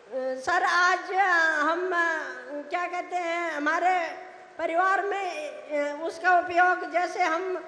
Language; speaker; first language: Hindi; native; Hindi